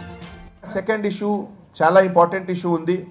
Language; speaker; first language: Telugu; non-native, fluent; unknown